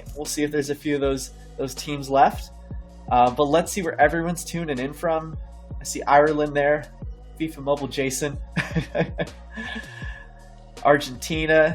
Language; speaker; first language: English; native; English